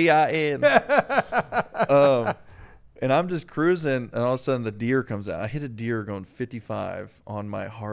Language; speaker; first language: English; native; English